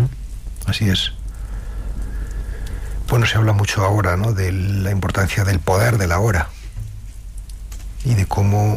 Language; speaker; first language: Spanish; native; Spanish